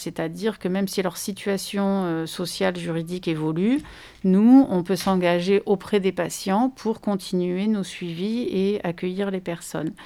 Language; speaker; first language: French; native; French